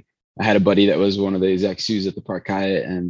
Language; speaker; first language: English; early bilingual, other home language; Spanish